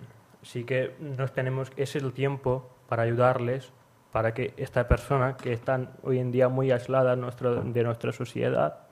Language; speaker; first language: Spanish; non-native, learner; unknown